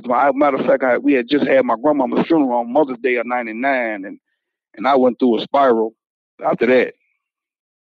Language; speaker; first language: English; native; English